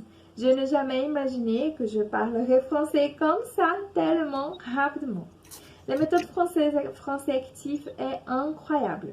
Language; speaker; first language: French; non-native, learner; Portuguese